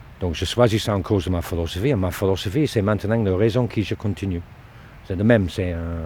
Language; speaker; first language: French; non-native, learner; English